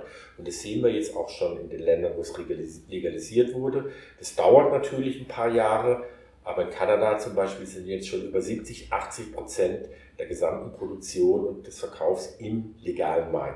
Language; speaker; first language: German; native; German